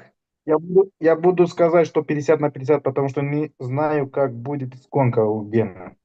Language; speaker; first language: Russian; non-native, fluent; Romanian